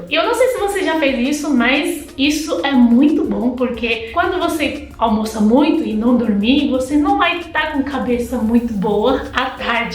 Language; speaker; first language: Portuguese; non-native, fluent; Chinese